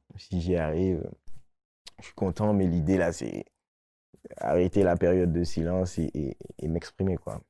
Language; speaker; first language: French; non-native, local second language; Guadeloupean Creole French